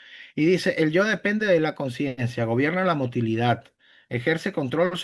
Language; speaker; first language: Spanish; native; Spanish